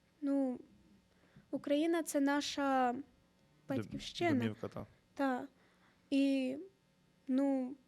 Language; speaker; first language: Ukrainian; early bilingual, heritage; Ukrainian